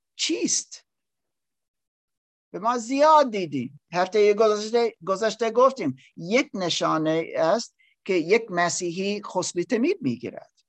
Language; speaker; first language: Persian; non-native, learner; English